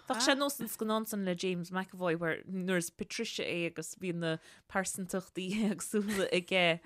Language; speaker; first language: Irish; native; Irish